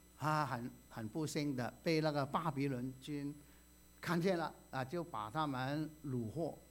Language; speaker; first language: Chinese; non-native, local second language; Cantonese